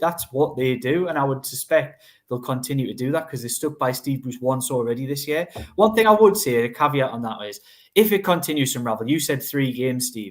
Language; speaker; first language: English; native; English